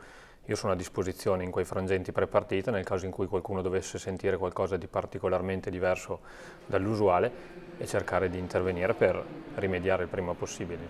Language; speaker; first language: Italian; native; Italian